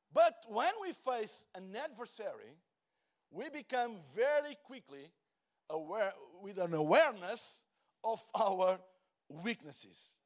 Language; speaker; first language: English; non-native, fluent; Portuguese